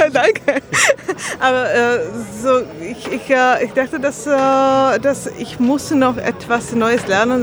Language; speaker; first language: German; non-native, learner; Slovak